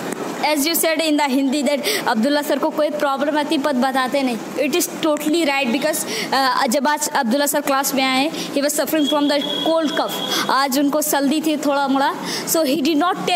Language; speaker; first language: English; non-native, learner; Hindi